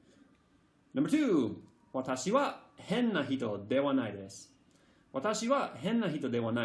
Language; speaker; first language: Japanese; non-native, fluent; English